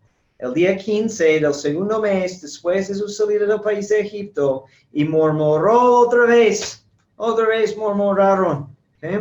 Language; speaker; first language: Spanish; non-native, fluent; English